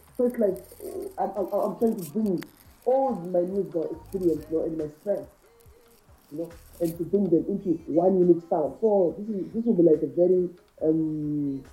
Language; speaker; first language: English; non-native, local second language; Shona